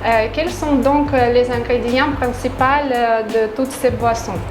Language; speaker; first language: French; non-native, fluent; Russian